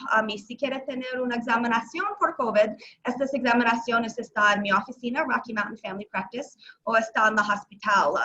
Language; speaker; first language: Spanish; non-native, learner; English